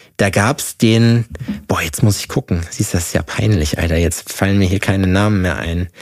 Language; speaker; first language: German; native; German